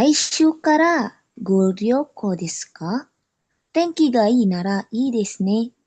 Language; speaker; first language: Japanese; non-native, learner; Indonesian